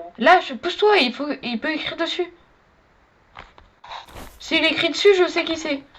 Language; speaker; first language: French; native; French